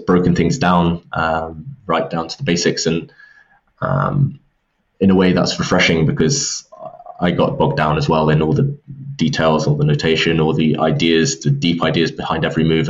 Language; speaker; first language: English; native; English